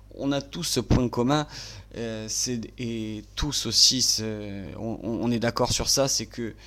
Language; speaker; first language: French; native; French